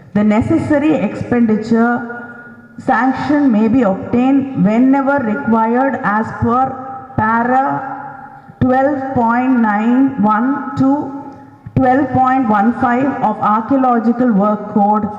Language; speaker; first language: English; non-native, local second language; Tamil